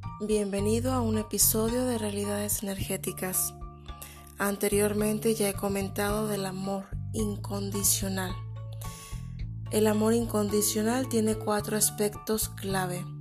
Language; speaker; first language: Spanish; native; Spanish